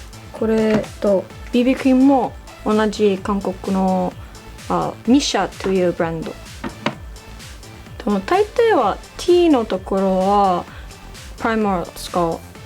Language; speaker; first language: Japanese; non-native, learner; English